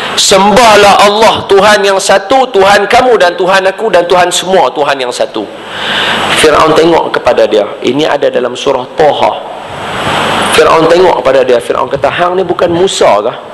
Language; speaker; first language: Malay; native; Malay